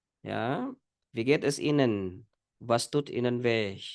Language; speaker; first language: German; non-native, fluent; Indonesian